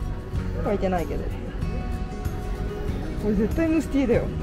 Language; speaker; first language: Japanese; native; Japanese